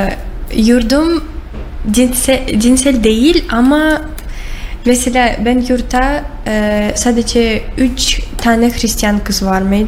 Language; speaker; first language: Turkish; non-native, learner; Russian